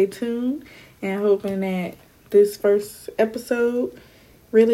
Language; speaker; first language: English; native; English